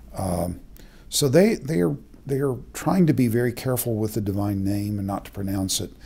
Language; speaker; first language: English; native; English